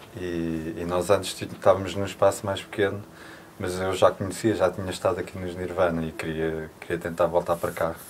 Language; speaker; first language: Portuguese; native; Portuguese